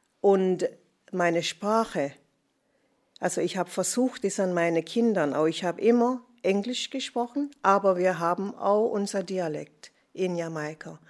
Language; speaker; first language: German; non-native, fluent; English